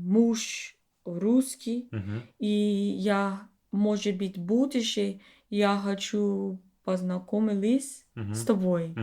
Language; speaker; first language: Russian; non-native, learner; English